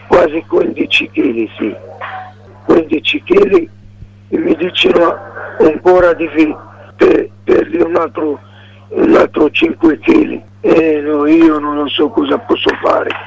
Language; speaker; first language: Italian; non-native, learner; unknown